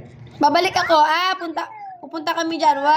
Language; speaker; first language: Filipino; non-native, local second language; Iloko